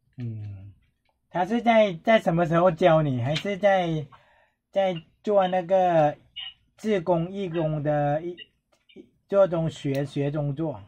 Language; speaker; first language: Chinese; non-native, fluent; Thai